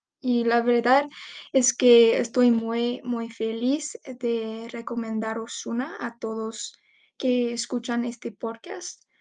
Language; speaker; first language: Spanish; non-native, learner; English